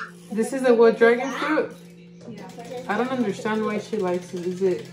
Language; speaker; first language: English; early bilingual, other home language; Spanish